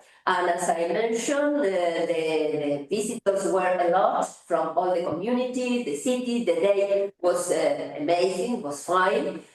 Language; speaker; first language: English; non-native, fluent; Spanish